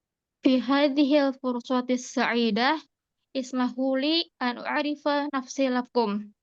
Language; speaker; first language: Arabic; non-native, learner; Indonesian